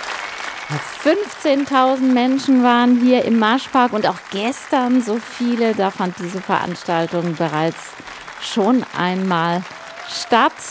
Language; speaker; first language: German; native; German